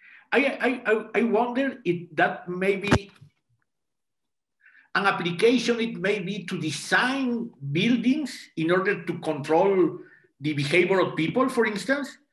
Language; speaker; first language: English; non-native, fluent; Spanish